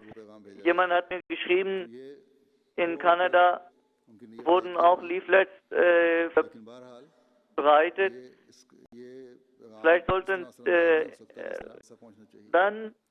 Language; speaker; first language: German; non-native, fluent; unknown